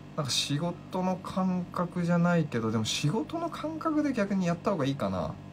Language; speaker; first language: Japanese; native; Japanese